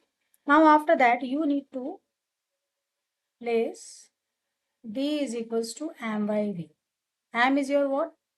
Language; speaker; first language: English; non-native, local second language; Hindi